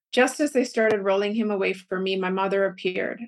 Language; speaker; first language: English; native; English